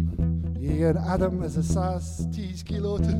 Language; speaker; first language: Hungarian; non-native, learner; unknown